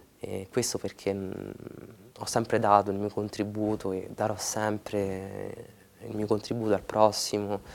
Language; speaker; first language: Italian; early bilingual, other home language; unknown